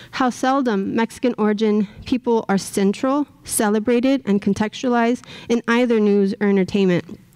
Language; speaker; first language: English; native; English